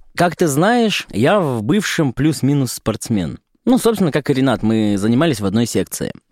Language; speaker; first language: Russian; native; Russian